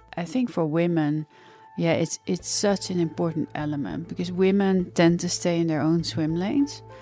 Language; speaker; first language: English; non-native, fluent; Dutch